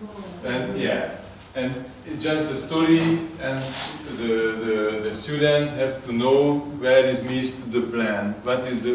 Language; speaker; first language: English; non-native, learner; Hungarian